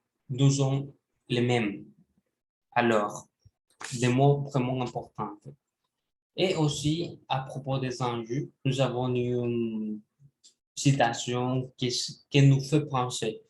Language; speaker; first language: French; non-native, learner; Spanish